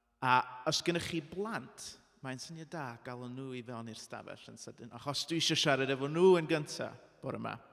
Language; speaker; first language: Welsh; non-native, local second language; English